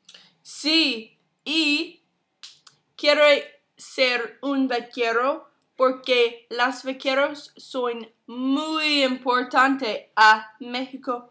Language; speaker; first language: Spanish; non-native, learner; English